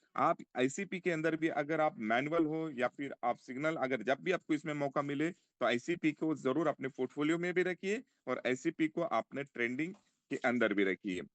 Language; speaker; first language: Hindi; non-native, local second language; Marathi